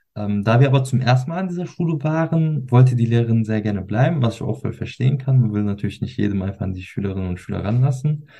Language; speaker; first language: German; early bilingual, other home language; Turkish